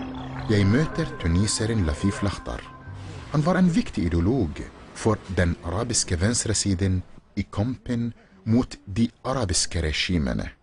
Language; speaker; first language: Norwegian; non-native, fluent; Arabic